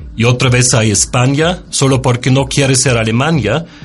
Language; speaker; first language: Spanish; non-native, fluent; German